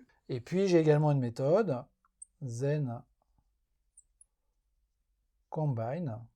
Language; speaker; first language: French; native; French